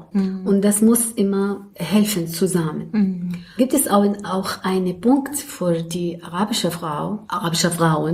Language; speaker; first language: German; non-native, learner; Arabic